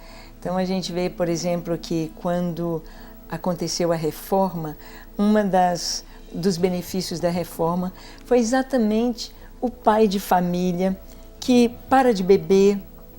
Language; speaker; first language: Portuguese; native; Portuguese